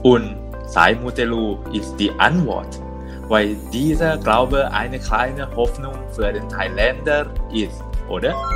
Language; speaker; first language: German; non-native, learner; Thai